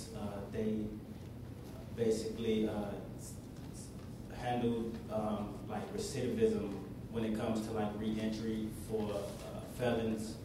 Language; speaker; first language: English; native; English